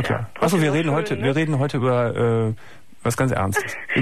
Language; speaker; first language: German; native; German